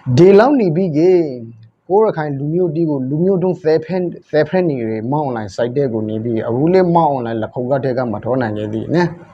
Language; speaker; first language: Burmese; native; Burmese